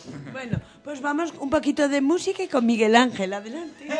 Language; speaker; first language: Spanish; native; Spanish